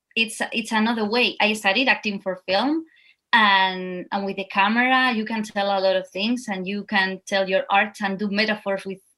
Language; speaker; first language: English; non-native, fluent; Spanish